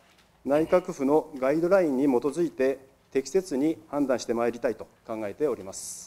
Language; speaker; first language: Japanese; native; Japanese